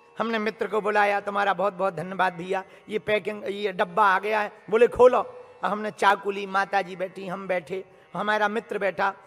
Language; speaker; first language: Hindi; native; Hindi